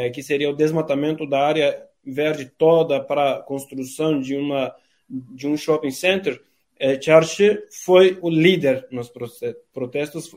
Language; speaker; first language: Portuguese; non-native, fluent; Turkish